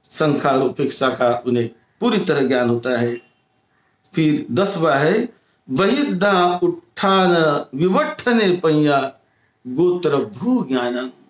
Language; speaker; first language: Hindi; non-native, local second language; Marathi